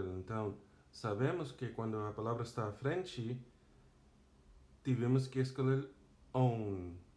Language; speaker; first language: Portuguese; non-native, fluent; English